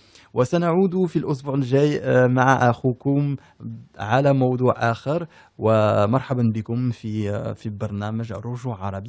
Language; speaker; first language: Arabic; early bilingual, heritage; French